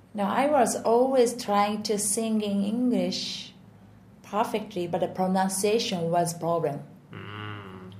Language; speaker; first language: English; non-native, learner; Japanese